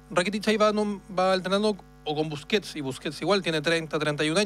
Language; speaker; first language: Spanish; native; Spanish